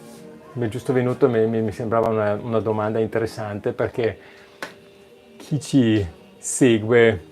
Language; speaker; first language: Italian; non-native, fluent; German